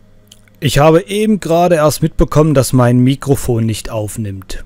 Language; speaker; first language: German; native; German